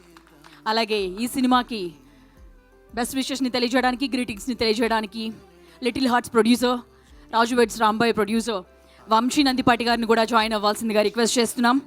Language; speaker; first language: Telugu; native; Telugu